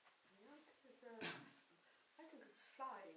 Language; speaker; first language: English; non-native, learner; Italian